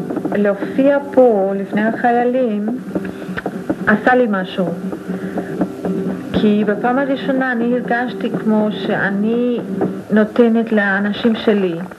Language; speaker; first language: Hebrew; non-native, fluent; Spanish